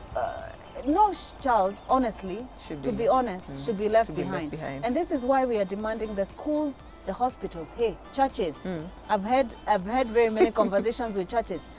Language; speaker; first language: English; non-native, local second language; Kikuyu